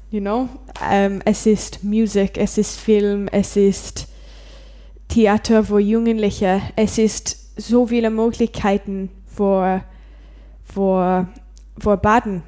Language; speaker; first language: German; non-native, learner; English